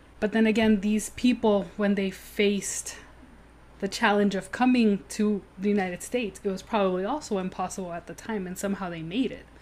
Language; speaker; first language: English; native; English